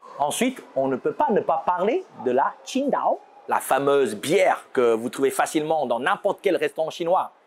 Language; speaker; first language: French; non-native, fluent; Chinese